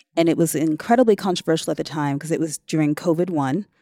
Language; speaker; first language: English; native; English